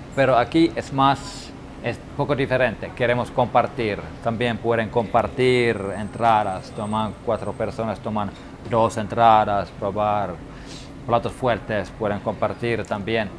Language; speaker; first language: Spanish; non-native, learner; Finnish